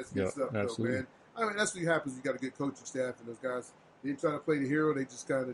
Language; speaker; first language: English; native; English